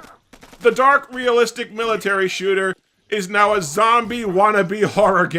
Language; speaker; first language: English; native; English